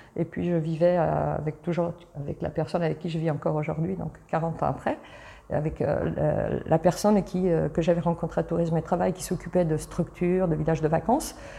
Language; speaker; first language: French; early bilingual, other home language; Italian